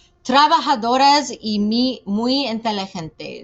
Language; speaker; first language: Spanish; non-native, fluent; English